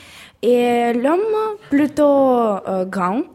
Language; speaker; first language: French; non-native, learner; Russian